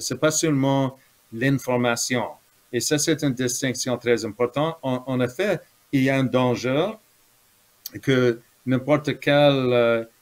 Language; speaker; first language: French; non-native, fluent; English